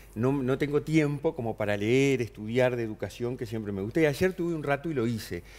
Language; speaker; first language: Spanish; native; Spanish